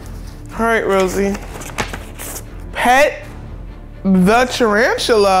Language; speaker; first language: English; native; English